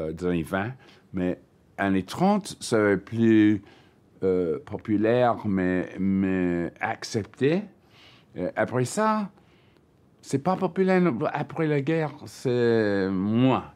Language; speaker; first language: French; non-native, learner; English